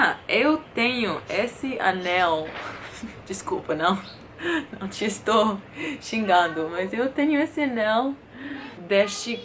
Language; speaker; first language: Portuguese; non-native, fluent; English